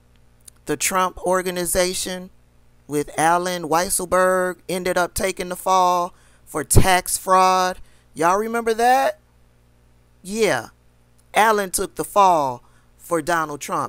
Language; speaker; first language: English; native; English